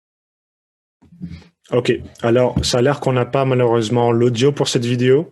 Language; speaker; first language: French; early bilingual, other home language; Spanish